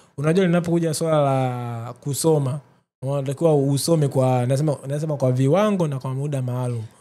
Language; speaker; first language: Swahili; native; Swahili